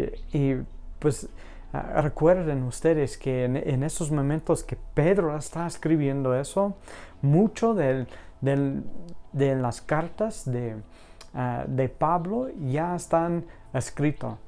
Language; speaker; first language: Spanish; non-native, fluent; English